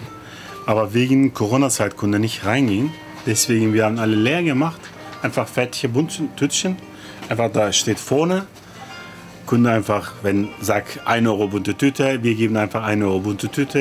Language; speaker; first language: German; non-native, learner; Turkish